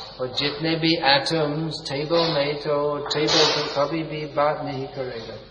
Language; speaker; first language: Hindi; non-native, fluent; English